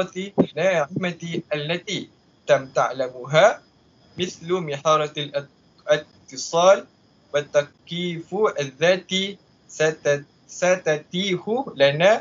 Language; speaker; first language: Arabic; non-native, learner; Malay